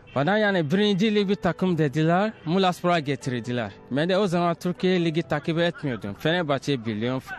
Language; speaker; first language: Turkish; non-native, fluent; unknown